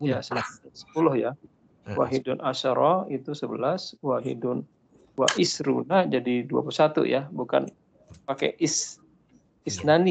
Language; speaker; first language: Indonesian; native; Indonesian